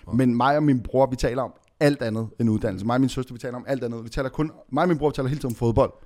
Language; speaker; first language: Danish; early bilingual, other home language; Arabic